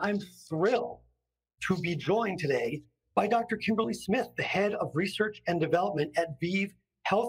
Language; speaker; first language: English; native; English